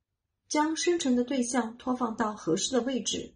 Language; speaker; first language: Chinese; native; Chinese